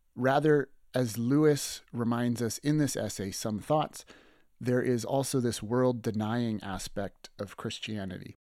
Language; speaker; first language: English; native; English